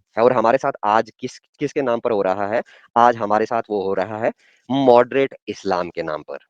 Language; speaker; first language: Urdu; non-native, local second language; Punjabi